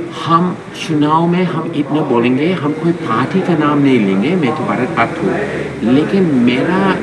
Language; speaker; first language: Hindi; non-native, fluent; English